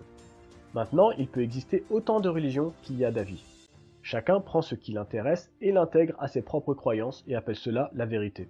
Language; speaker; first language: French; native; French